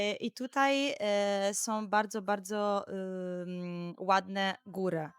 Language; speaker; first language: Polish; non-native, learner; Italian